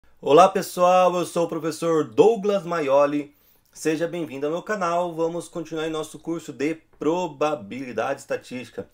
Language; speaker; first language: Portuguese; native; Portuguese